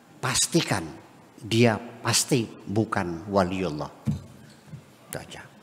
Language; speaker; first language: Indonesian; non-native, local second language; Javanese